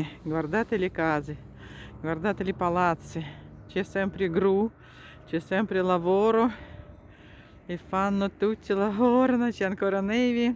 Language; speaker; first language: Italian; non-native, fluent; Russian